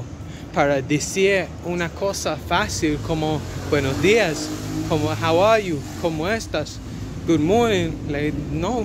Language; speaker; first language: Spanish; non-native, learner; English